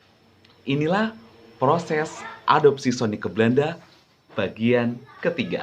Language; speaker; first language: Indonesian; native; Indonesian